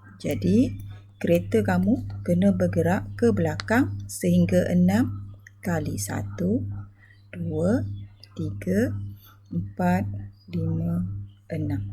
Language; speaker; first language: Malay; native; Malay